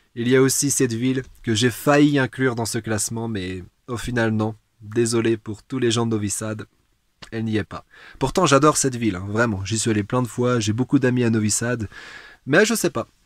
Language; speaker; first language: French; native; French